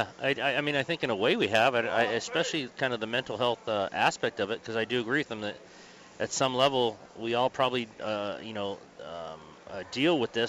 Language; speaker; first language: English; native; English